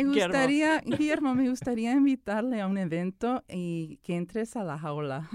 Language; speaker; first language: Spanish; early bilingual, other home language; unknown